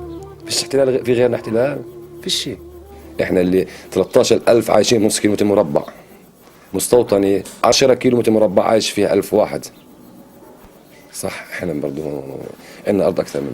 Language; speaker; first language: Arabic; native; Arabic